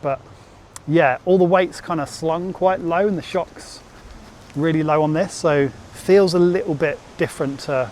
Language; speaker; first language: English; native; English